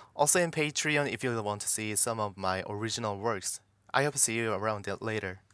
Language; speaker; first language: English; non-native, learner; Korean